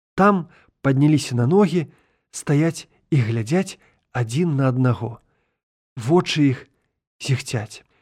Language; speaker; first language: Belarusian; native; Belarusian